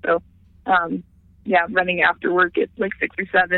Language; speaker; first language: English; native; English